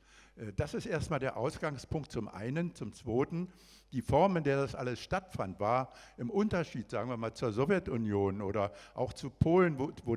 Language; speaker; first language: German; native; German